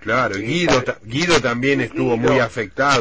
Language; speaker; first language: Spanish; native; Spanish